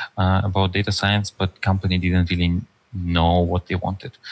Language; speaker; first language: English; non-native, fluent; Russian